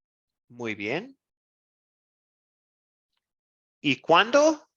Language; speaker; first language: Spanish; non-native, fluent; English